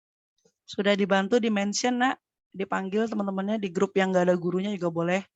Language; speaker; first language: Indonesian; native; Indonesian